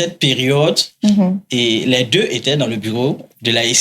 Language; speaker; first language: French; non-native, local second language; Mossi